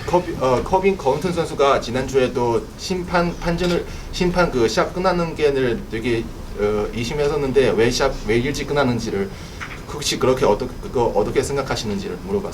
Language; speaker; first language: Korean; non-native, learner; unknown